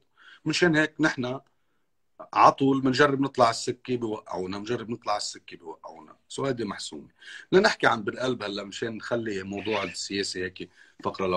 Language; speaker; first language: Arabic; native; Arabic